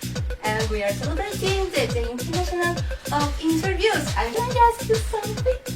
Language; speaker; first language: English; non-native, learner; Spanish